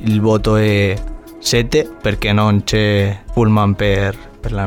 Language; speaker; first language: Italian; non-native, learner; Spanish